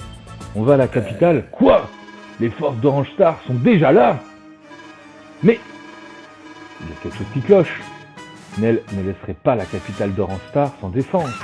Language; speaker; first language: French; native; French